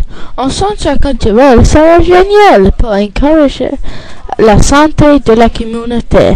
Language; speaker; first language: French; non-native, learner; English